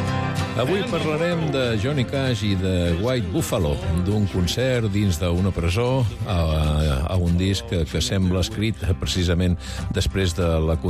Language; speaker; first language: Catalan; native; Catalan